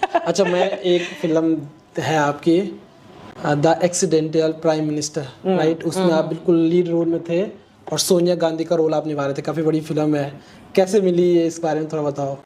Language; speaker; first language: Hindi; native; Hindi